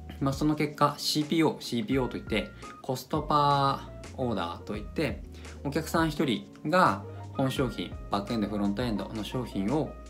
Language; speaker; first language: Japanese; native; Japanese